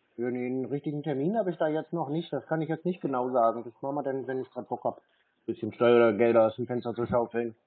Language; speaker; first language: German; native; German